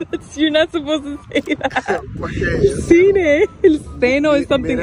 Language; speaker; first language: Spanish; non-native, local second language; English